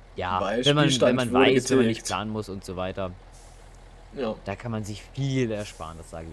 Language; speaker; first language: German; native; German